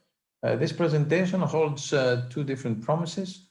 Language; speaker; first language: English; non-native, fluent; Greek